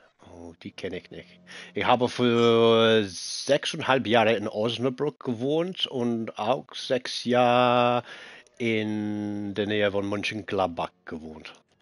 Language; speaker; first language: German; non-native, fluent; English